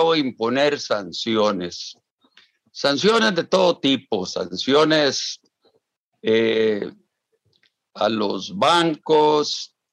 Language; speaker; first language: Spanish; native; Spanish